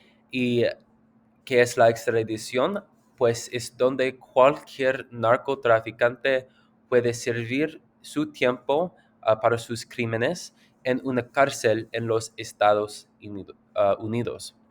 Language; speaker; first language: Spanish; non-native, learner; English